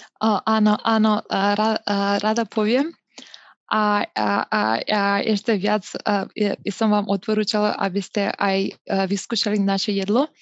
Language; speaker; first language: Slovak; non-native, fluent; Macedonian